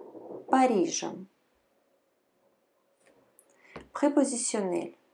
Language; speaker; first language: French; non-native, fluent; Russian